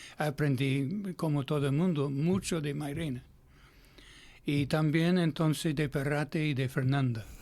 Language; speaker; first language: Spanish; non-native, fluent; English